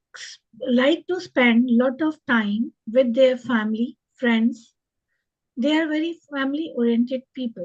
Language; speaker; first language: English; non-native, local second language; Hindi